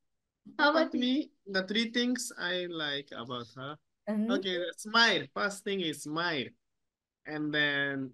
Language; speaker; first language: English; non-native, learner; Japanese